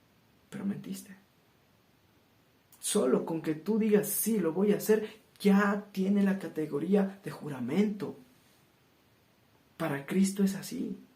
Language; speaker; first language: Spanish; native; Spanish